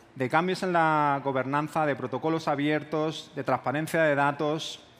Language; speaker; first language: Spanish; native; Spanish